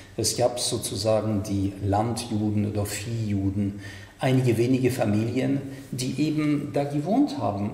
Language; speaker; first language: German; non-native, fluent; French